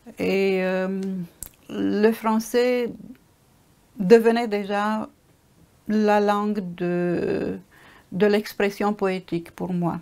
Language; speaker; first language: French; non-native, fluent; Romanian